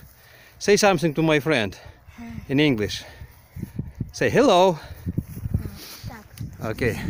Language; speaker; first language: English; non-native, learner; Ukrainian